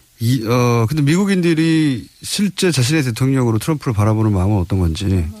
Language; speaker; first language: Korean; native; Korean